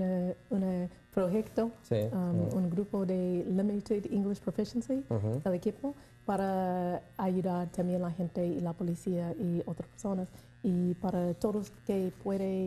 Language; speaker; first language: Spanish; non-native, learner; English